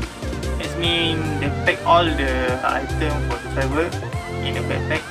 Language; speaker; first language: English; non-native, learner; Malay